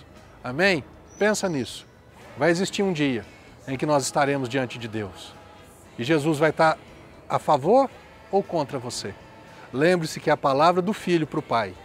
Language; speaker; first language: Portuguese; native; Portuguese